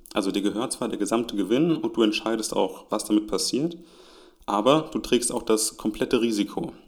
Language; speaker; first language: German; native; German